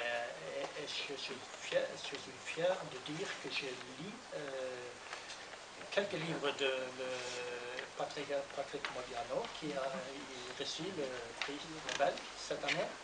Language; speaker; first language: French; non-native, learner; Norwegian